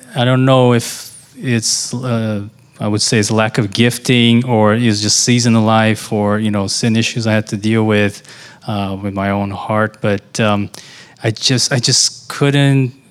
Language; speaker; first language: English; non-native, fluent; Portuguese